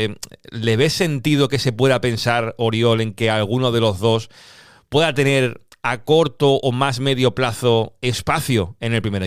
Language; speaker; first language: Spanish; native; Spanish